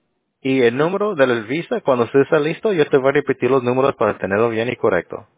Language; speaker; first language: Spanish; early bilingual, heritage; Spanish